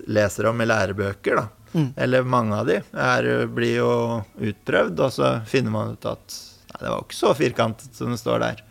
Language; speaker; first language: Norwegian; native; Norwegian